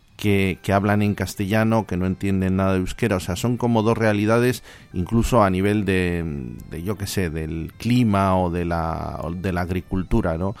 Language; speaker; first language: Spanish; native; Spanish